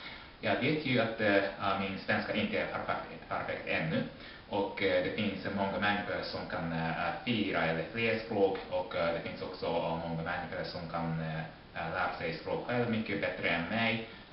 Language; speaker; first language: Swedish; non-native, fluent; Japanese